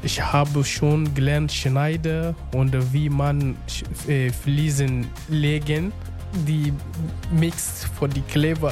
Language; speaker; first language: German; non-native, learner; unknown